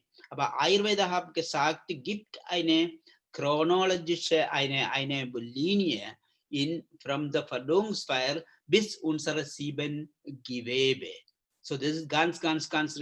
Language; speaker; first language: German; non-native, learner; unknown